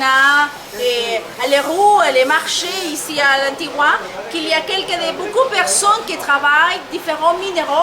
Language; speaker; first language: French; non-native, learner; Spanish